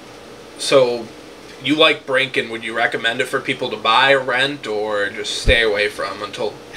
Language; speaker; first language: English; native; English